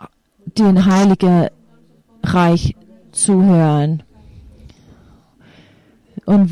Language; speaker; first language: German; non-native, fluent; Finnish